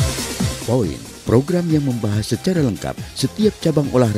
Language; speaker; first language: Indonesian; native; Indonesian